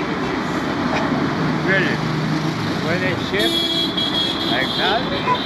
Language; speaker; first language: English; non-native, learner; Arabic